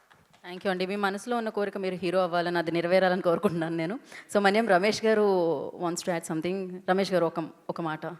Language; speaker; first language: Telugu; native; Telugu